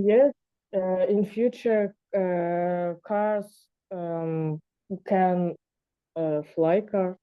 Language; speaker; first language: English; non-native, learner; Russian